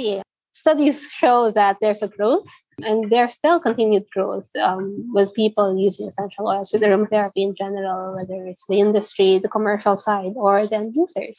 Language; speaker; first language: English; non-native, local second language; Filipino